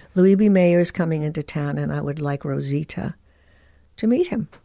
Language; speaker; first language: English; early bilingual, other home language; Spanish